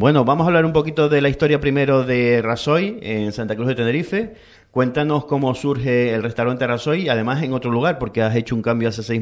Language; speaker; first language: Spanish; native; Spanish